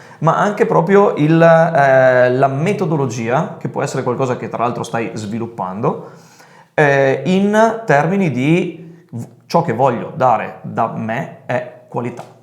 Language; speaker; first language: Italian; native; Italian